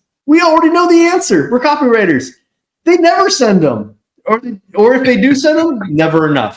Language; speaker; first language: English; native; English